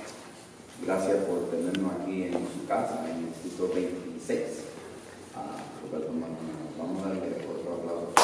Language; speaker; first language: Spanish; early bilingual, other home language; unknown